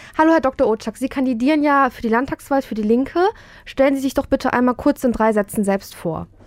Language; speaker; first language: German; native; German